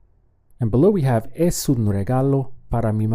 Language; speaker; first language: Spanish; non-native, fluent; English